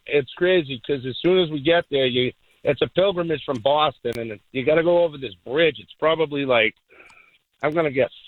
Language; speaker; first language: English; native; English